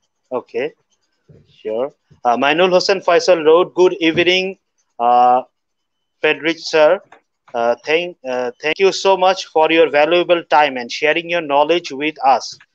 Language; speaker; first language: English; non-native, local second language; Bangla